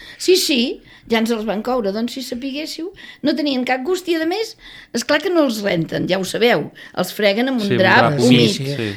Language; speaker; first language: Catalan; native; Catalan